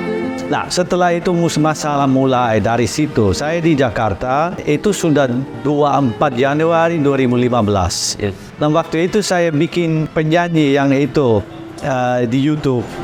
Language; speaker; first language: Indonesian; non-native, learner; Dutch